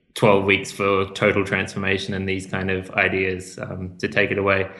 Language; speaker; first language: English; native; English